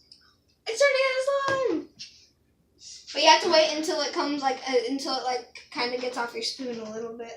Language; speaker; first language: English; native; English